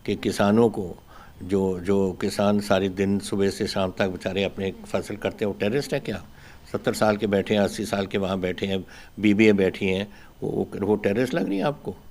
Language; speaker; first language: Hindi; non-native, local second language; Punjabi